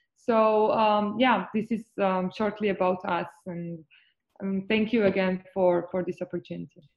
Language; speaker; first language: English; non-native, fluent; Georgian